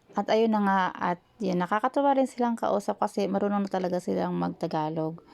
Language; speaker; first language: Filipino; native; Filipino